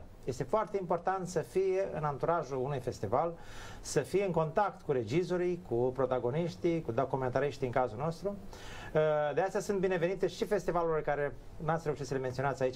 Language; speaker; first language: Romanian; native; Romanian